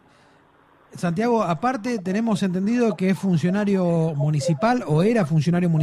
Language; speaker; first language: Spanish; native; Spanish